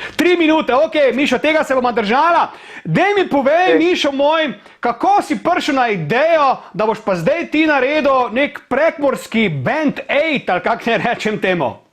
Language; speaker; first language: Slovenian; native; Slovenian